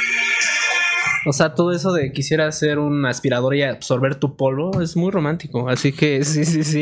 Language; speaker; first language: Spanish; native; Spanish